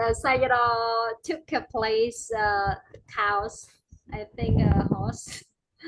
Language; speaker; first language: English; non-native, learner; Vietnamese